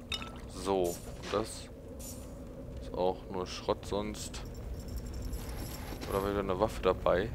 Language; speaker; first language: German; native; German